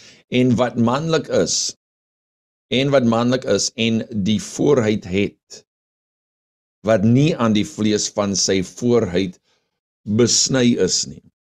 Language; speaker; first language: Afrikaans; early bilingual, heritage; Afrikaans